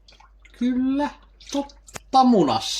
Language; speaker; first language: Finnish; non-native, fluent; Filipino